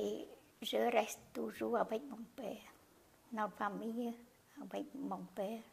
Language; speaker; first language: French; non-native, learner; Khmer